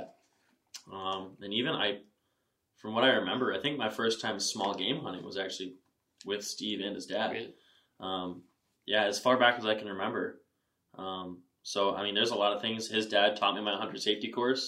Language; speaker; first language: English; native; English